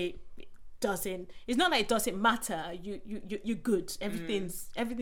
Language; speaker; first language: English; non-native, local second language; Yoruba